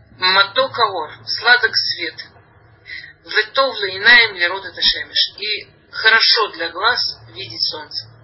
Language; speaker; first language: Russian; early bilingual, heritage; Russian